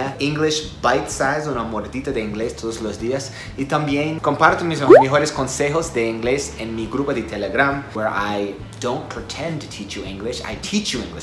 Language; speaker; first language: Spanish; non-native, fluent; Portuguese